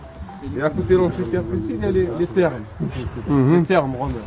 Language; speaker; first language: French; non-native, local second language; Arabic